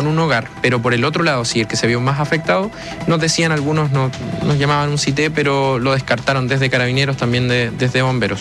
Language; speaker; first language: Spanish; native; Spanish